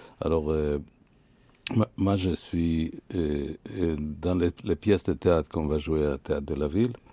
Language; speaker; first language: French; non-native, fluent; Hebrew